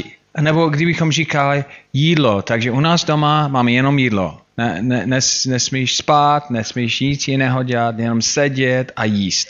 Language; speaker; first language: Czech; non-native, fluent; English